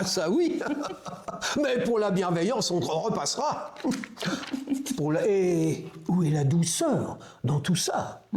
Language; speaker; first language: French; native; French